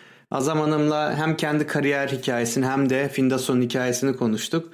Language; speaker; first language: Turkish; native; Turkish